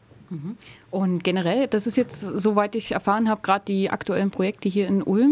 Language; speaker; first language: German; native; German